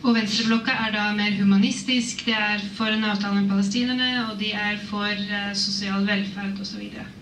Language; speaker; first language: Norwegian; native; Norwegian